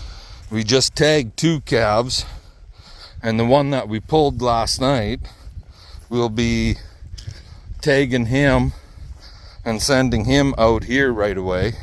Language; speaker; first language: English; native; English